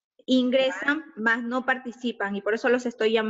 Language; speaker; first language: Spanish; native; Spanish